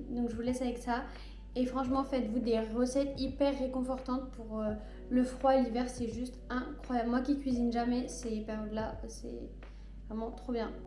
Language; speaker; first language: French; native; French